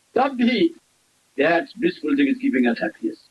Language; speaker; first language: English; non-native, local second language; Hindi